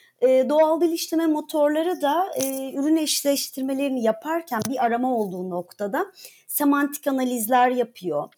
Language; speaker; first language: Turkish; native; Turkish